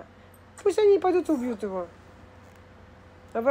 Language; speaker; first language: Russian; native; Russian